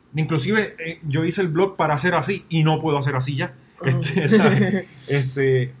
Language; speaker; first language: Spanish; native; Spanish